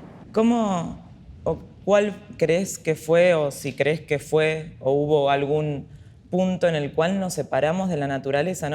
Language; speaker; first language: Spanish; native; Spanish